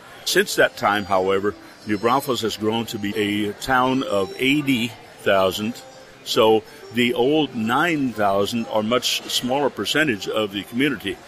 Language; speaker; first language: English; early bilingual, other home language; German